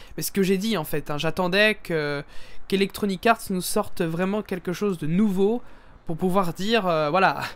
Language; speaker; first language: French; native; French